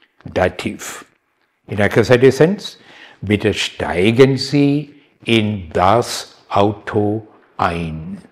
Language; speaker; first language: German; non-native, fluent; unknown